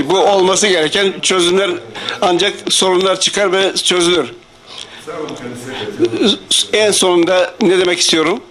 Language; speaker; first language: Turkish; non-native, fluent; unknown